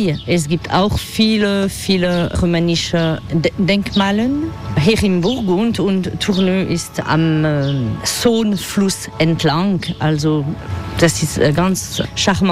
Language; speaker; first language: German; non-native, fluent; French